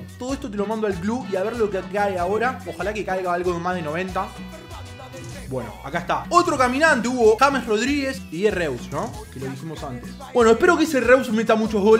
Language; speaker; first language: Spanish; native; Spanish